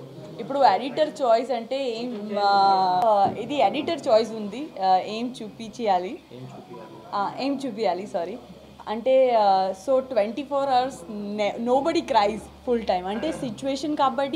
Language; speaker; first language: Telugu; non-native, learner; Gujarati